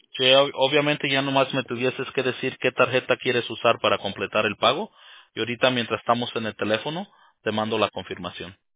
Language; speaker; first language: Spanish; early bilingual, heritage; Spanish